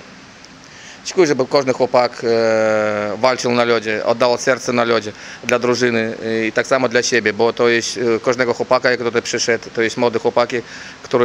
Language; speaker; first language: Polish; non-native, learner; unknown